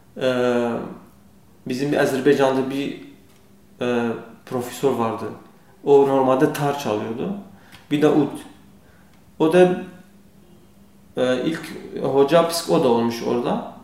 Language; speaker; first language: Turkish; non-native, learner; Kurdish